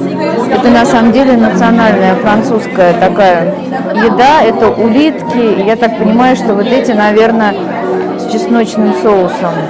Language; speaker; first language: Russian; native; Russian